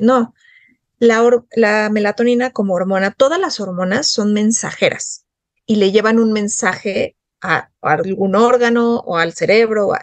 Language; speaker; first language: Spanish; native; Spanish